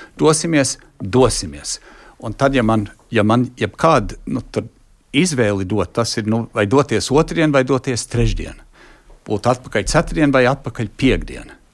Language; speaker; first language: Latvian; early bilingual, heritage; Latvian